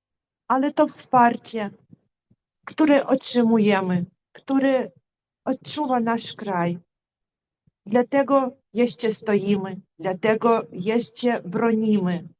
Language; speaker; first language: Polish; non-native, fluent; Ukrainian